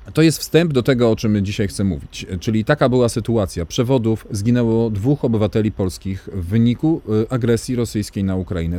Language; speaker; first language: Polish; native; Polish